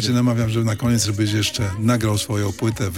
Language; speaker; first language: Polish; native; Polish